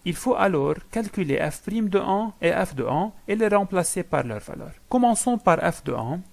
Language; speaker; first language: French; non-native, local second language; Arabic